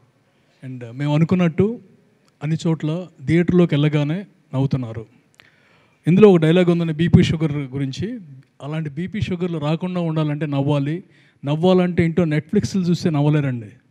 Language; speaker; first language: Telugu; native; Telugu